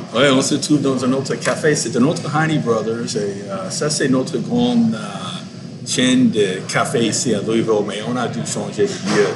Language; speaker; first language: French; non-native, fluent; English